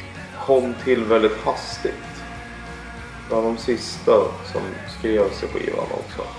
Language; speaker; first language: Swedish; native; Swedish